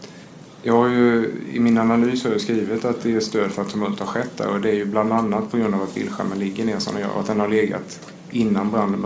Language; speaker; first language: Swedish; native; Swedish